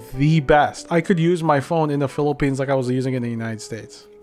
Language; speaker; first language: English; native; English